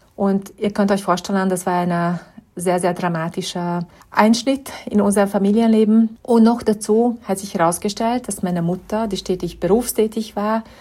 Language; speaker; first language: German; non-native, fluent; Hungarian